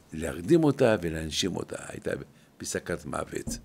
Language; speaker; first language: Hebrew; non-native, fluent; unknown